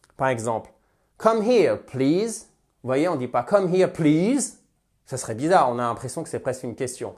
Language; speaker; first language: French; native; French